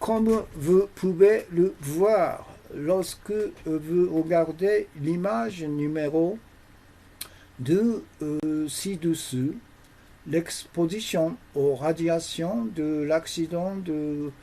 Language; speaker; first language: French; non-native, learner; Japanese